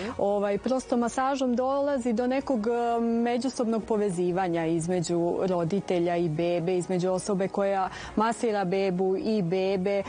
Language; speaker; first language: Serbian; native; Serbian